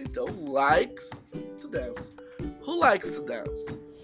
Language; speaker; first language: English; non-native, fluent; Portuguese